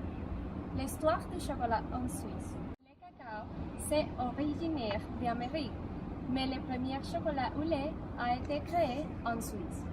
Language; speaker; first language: French; non-native, learner; Spanish